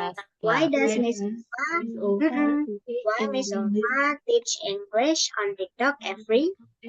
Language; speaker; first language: English; non-native, fluent; Indonesian